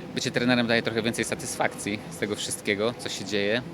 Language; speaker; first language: Polish; native; Polish